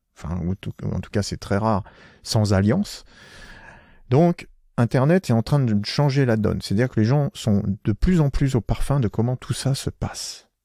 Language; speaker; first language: French; native; French